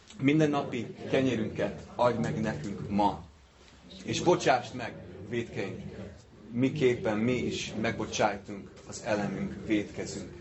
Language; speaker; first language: Hungarian; non-native, learner; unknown